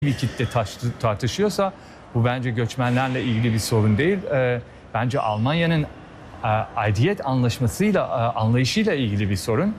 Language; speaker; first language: Turkish; early bilingual, heritage; Turkish